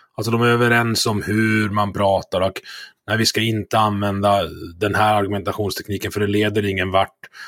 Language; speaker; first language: Swedish; native; Swedish